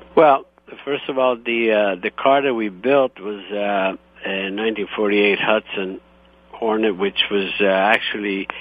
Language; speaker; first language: English; non-native, fluent; Croatian